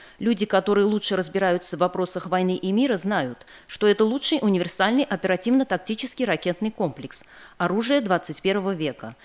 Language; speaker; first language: Russian; non-native, local second language; Armenian